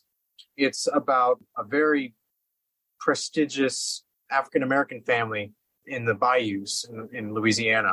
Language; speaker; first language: English; native; English